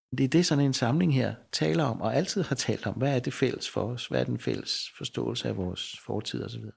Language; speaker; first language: Danish; native; Danish